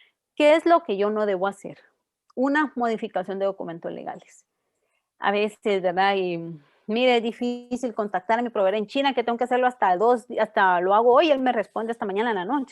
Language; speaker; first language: Spanish; native; Spanish